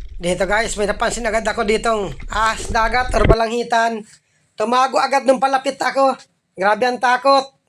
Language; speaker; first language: Filipino; non-native, local second language; Bikol